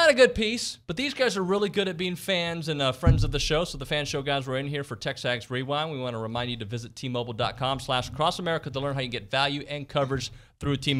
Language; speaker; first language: English; native; English